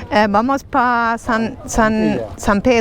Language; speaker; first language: Spanish; non-native, fluent; German